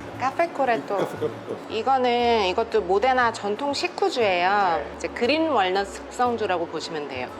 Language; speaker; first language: Korean; native; Korean